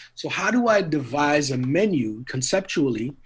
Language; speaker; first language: English; native; English